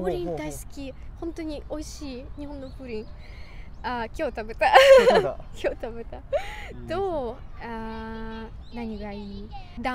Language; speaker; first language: Japanese; non-native, learner; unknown